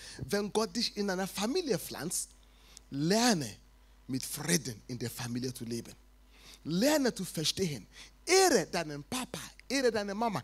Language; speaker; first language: German; non-native, fluent; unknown